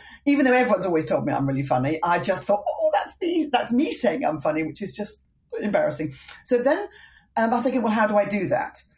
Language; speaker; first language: English; native; English